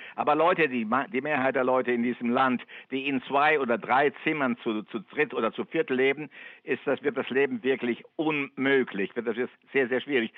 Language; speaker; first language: German; non-native, fluent; Italian